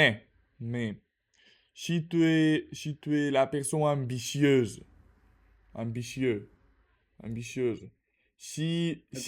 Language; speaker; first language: French; non-native, learner; Russian